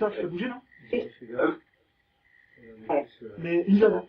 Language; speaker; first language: French; native; French